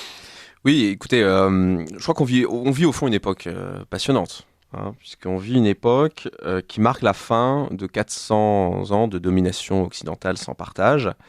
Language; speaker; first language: French; native; French